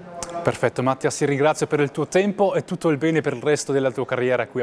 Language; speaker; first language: Italian; non-native, local second language; German